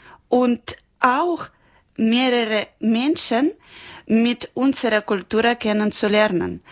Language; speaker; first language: German; non-native, learner; Ukrainian